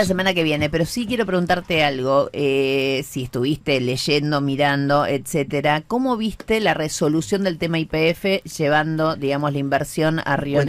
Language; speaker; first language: Spanish; native; Spanish